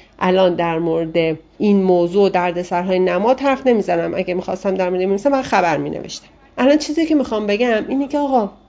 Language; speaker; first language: Persian; native; Persian